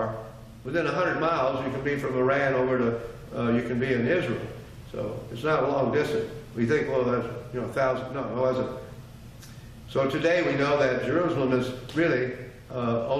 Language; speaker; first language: English; native; English